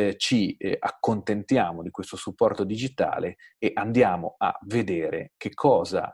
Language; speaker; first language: Italian; native; Italian